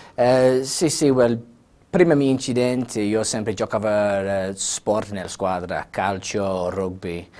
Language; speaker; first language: Italian; non-native, learner; English